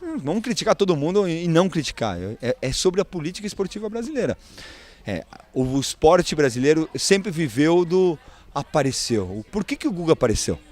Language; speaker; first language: Portuguese; early bilingual, other home language; Spanish